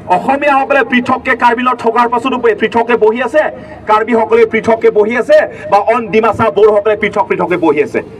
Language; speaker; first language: Assamese; non-native, local second language; Karbi